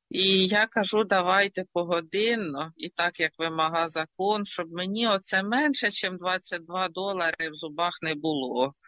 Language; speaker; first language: Ukrainian; native; Ukrainian